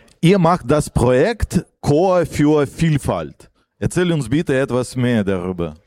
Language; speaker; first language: German; non-native, fluent; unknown